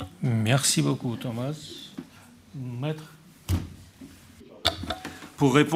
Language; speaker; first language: French; non-native, learner; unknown